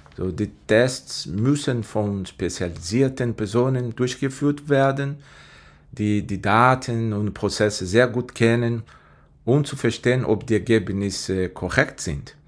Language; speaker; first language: German; non-native, fluent; Portuguese